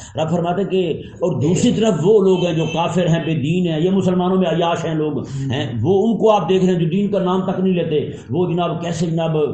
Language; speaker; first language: Urdu; non-native, local second language; Punjabi